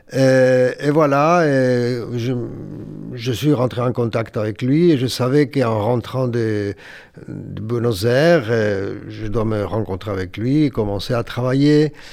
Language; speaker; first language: French; non-native, fluent; Yiddish